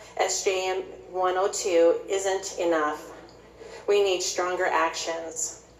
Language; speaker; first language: English; native; English